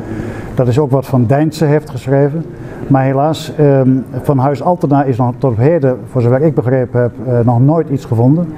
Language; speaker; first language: Dutch; native; Dutch